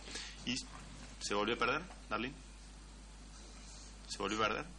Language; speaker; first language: Spanish; native; Spanish